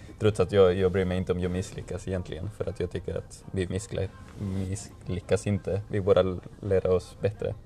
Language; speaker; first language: Swedish; non-native, learner; Spanish